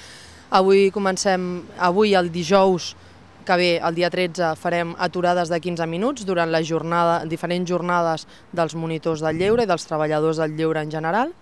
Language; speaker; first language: Catalan; native; Catalan